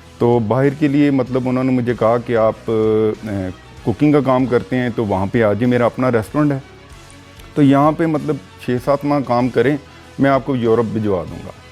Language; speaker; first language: Urdu; non-native, local second language; Punjabi